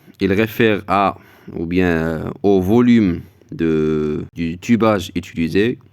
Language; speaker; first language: French; non-native, local second language; Arabic